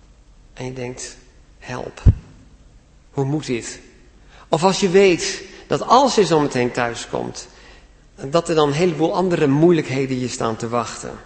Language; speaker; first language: Dutch; native; Dutch